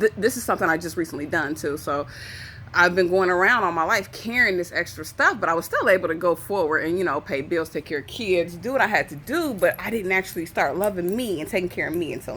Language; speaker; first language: English; native; English